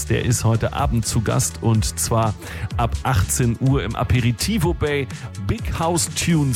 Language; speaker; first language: German; native; German